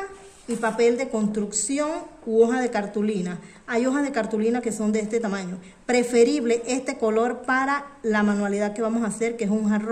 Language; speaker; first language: Spanish; native; Spanish